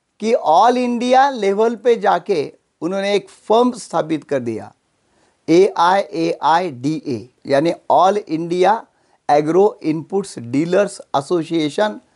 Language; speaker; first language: Hindi; non-native, local second language; Marathi